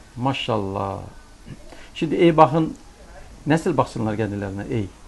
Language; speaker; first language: Turkish; early bilingual, heritage; Turkish